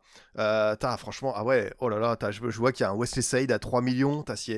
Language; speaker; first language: French; native; French